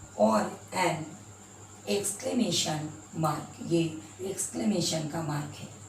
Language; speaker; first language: Hindi; native; Hindi